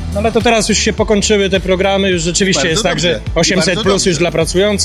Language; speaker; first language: Polish; native; Polish